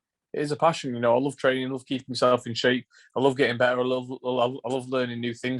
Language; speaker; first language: English; native; English